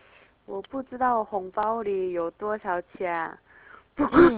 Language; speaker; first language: Chinese; non-native, learner; Korean